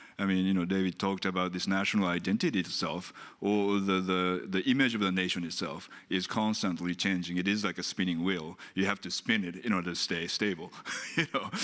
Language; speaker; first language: English; non-native, fluent; Japanese